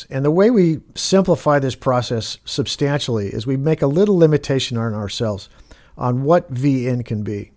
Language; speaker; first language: English; native; English